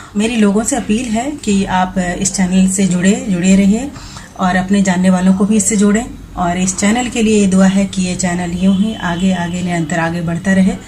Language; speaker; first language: Hindi; native; Hindi